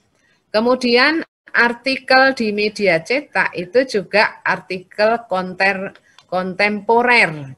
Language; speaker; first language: Indonesian; native; Indonesian